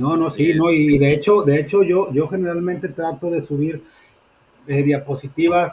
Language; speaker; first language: Spanish; native; Spanish